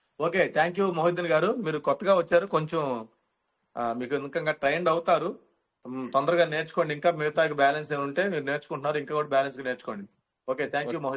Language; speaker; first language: Telugu; native; Telugu